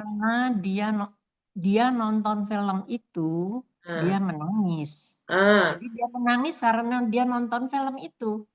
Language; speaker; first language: Indonesian; non-native, learner; English